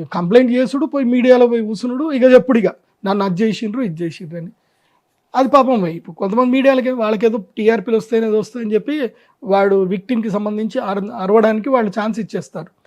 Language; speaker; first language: Telugu; non-native, local second language; Marwari